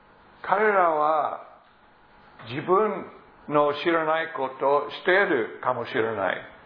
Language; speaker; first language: Japanese; non-native, fluent; English